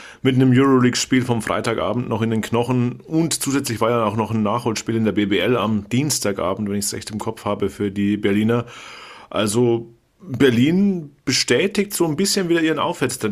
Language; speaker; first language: German; native; German